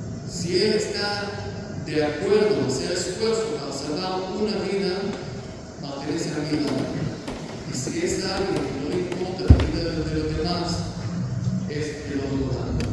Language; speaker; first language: Spanish; non-native, fluent; Hebrew